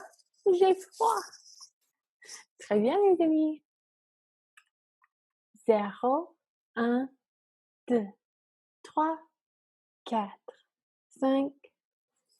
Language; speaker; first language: French; non-native, fluent; English